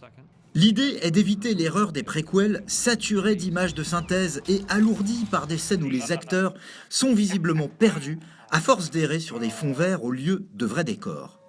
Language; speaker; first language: French; native; French